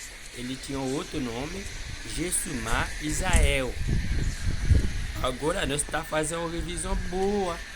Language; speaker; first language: Portuguese; non-native, learner; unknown